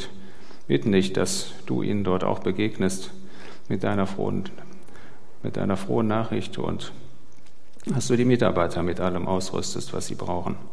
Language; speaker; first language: German; native; German